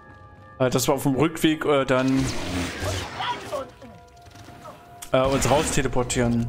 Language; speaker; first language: German; native; German